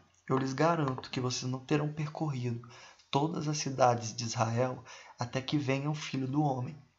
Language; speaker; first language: Portuguese; native; Portuguese